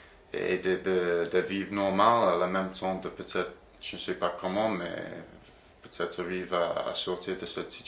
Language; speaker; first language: French; non-native, fluent; English